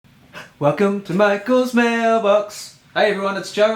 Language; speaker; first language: English; native; English